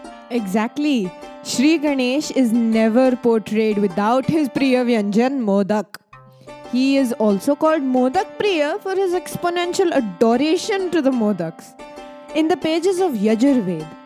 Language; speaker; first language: English; non-native, local second language; Marathi